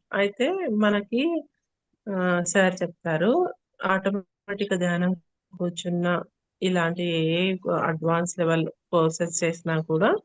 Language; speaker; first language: Telugu; native; Telugu